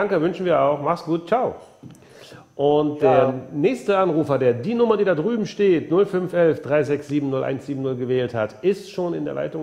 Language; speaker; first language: German; native; German